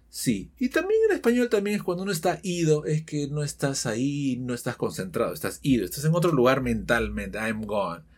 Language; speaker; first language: Spanish; native; Spanish